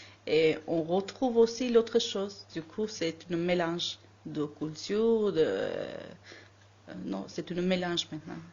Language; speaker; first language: French; non-native, learner; Armenian